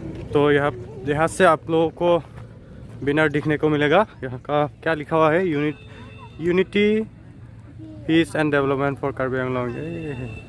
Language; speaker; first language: Hindi; non-native, local second language; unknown